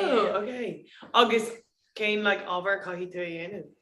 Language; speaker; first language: Irish; non-native, local second language; English